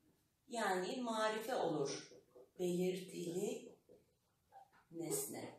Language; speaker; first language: Turkish; non-native, fluent; Arabic